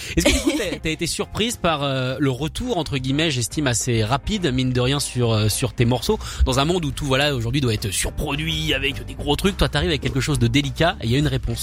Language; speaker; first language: French; native; French